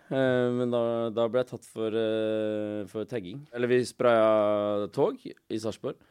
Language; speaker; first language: Norwegian; native; Norwegian